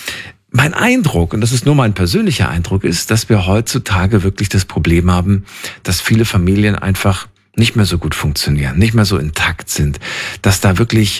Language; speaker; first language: German; native; German